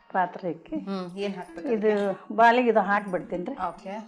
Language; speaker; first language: Kannada; native; Kannada